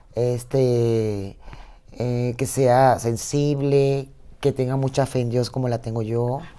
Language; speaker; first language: Spanish; native; Spanish